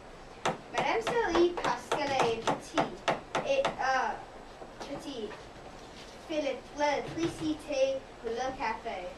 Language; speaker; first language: French; non-native, learner; English